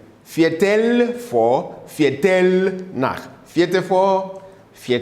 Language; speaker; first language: German; non-native, fluent; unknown